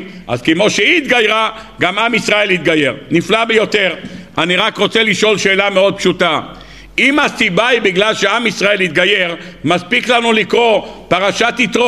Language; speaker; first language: Hebrew; native; Hebrew